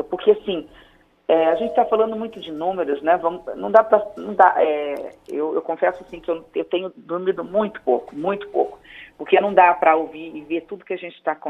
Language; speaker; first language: Portuguese; native; Portuguese